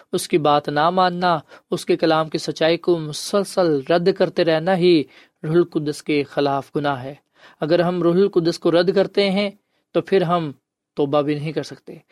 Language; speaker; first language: Urdu; non-native, local second language; Punjabi